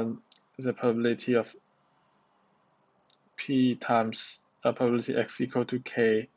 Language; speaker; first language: English; non-native, learner; Chinese